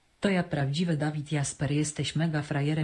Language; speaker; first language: Polish; native; Polish